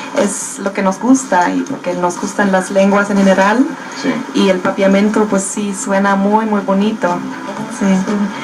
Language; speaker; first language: Spanish; non-native, fluent; German